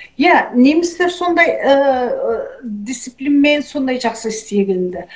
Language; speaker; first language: Kazakh; early bilingual, heritage; Kazakh